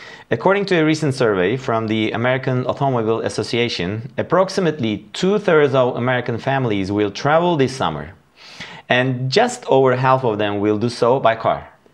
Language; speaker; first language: English; non-native, fluent; Turkish